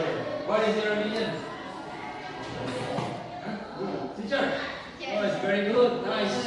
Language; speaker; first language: English; non-native, learner; Indonesian